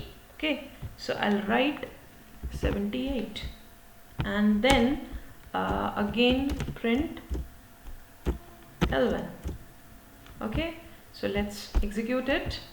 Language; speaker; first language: English; non-native, local second language; Hindi